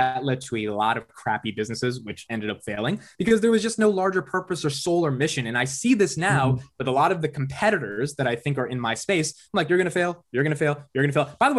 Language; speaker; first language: English; native; English